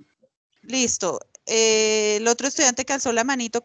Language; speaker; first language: Spanish; native; Spanish